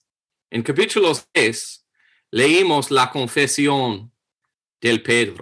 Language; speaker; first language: Spanish; non-native, fluent; English